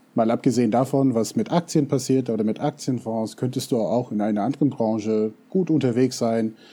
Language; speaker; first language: German; non-native, fluent; English